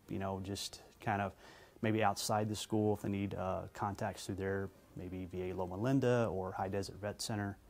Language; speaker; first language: English; native; English